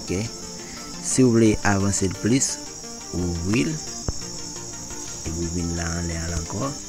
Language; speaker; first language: French; non-native, learner; Haitian Creole